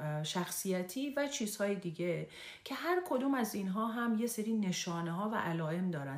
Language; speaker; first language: Persian; native; Persian